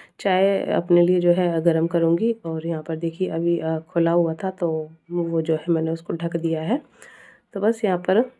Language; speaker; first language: Hindi; native; Hindi